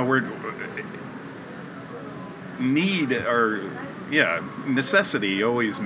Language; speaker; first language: English; native; English